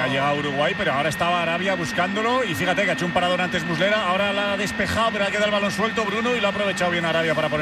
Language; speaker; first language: Spanish; native; Spanish